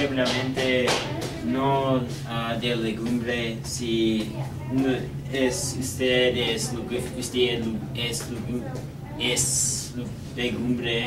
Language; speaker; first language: Spanish; non-native, learner; English